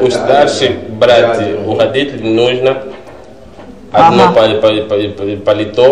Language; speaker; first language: Russian; non-native, learner; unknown